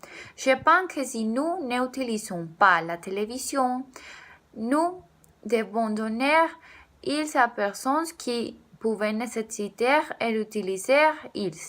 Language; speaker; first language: French; non-native, learner; Spanish